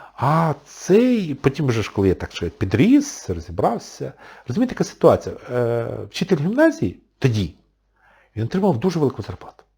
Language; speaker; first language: Ukrainian; non-native, local second language; Russian